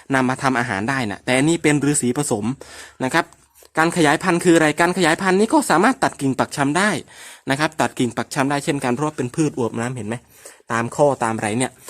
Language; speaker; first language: Thai; non-native, local second language; Northern Khmer